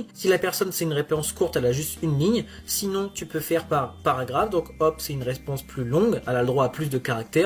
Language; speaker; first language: French; native; French